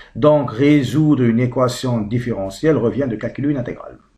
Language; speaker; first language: French; non-native, local second language; Arabic